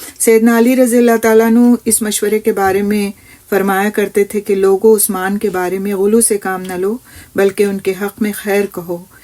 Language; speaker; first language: Urdu; native; Urdu